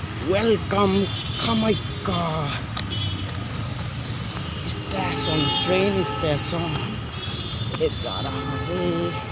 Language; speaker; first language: Hindi; non-native, local second language; Assamese